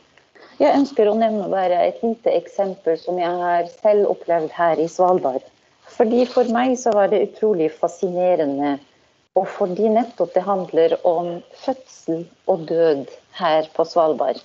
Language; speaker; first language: Norwegian; non-native, fluent; Arabic